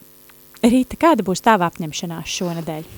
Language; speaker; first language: Latvian; native; Latvian